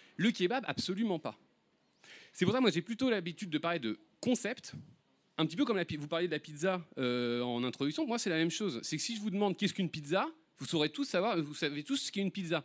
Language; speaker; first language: French; native; French